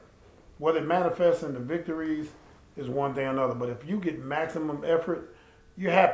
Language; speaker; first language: English; native; English